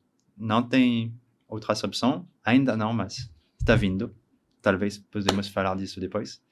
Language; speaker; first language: Portuguese; non-native, learner; French